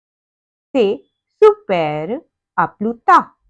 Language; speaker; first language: French; non-native, fluent; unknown